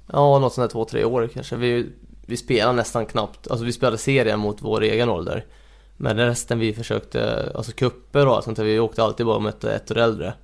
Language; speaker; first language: Swedish; early bilingual, other home language; Hungarian